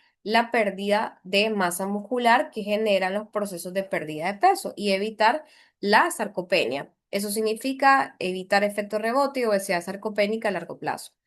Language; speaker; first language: Spanish; native; Spanish